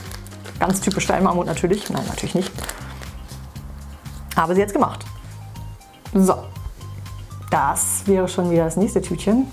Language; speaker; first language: German; native; German